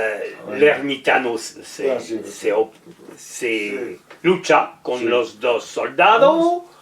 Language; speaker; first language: Spanish; non-native, learner; French